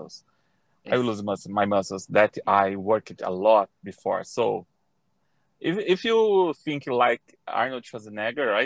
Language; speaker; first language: English; non-native, learner; Portuguese